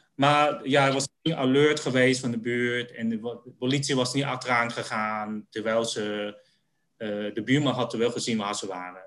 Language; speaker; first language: Dutch; early bilingual, other home language; Cantonese